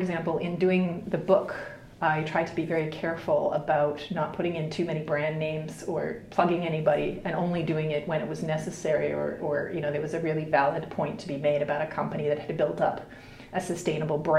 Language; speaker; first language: English; native; English